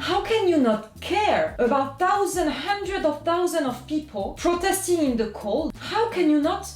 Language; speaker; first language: English; non-native, fluent; French